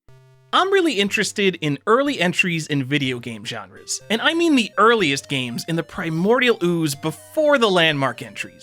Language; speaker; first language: English; native; English